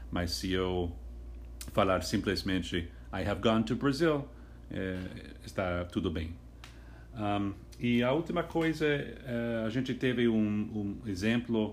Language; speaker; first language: Portuguese; non-native, fluent; English